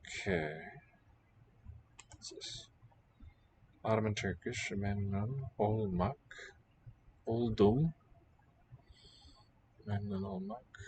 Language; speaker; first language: Turkish; non-native, learner; English